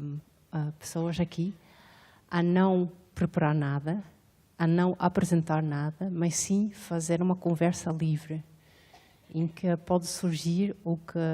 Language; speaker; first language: Portuguese; non-native, fluent; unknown